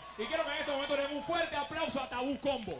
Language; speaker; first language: Spanish; native; Spanish